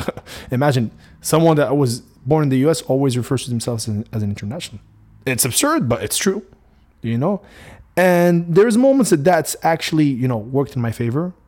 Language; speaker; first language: English; non-native, fluent; Arabic